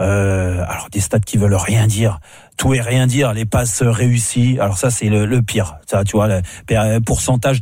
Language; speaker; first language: French; native; French